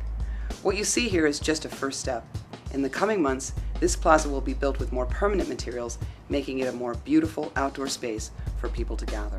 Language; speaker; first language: English; native; English